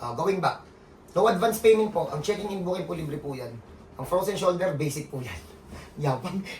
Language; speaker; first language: Filipino; native; Filipino